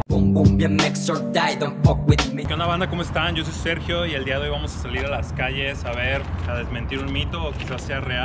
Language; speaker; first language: Spanish; native; Spanish